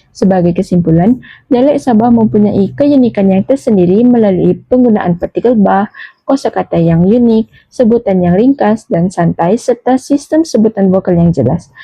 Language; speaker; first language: Malay; native; Malay